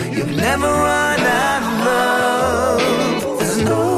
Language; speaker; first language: English; native; English